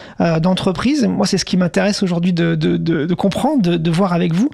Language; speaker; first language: French; native; French